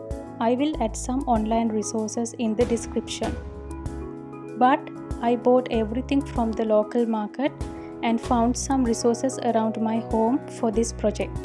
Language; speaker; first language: English; non-native, fluent; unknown